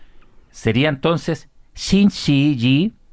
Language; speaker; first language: Spanish; native; Spanish